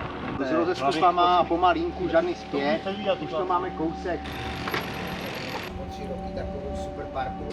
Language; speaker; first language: Czech; native; Czech